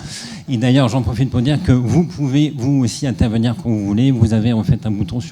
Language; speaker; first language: French; native; French